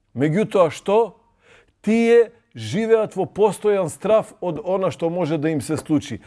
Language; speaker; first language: Macedonian; non-native, local second language; Albanian